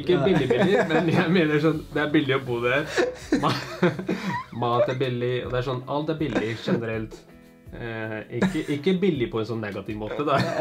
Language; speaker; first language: Norwegian; early bilingual, other home language; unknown